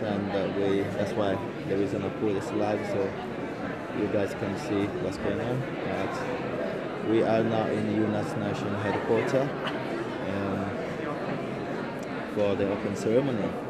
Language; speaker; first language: English; non-native, learner; Lingala